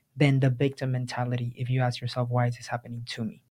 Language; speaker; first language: English; early bilingual, other home language; Spanish